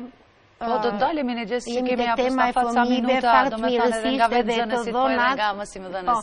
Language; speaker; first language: Albanian; native; Albanian